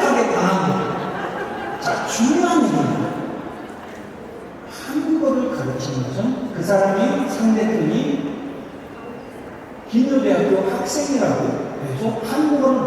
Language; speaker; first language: Korean; native; Korean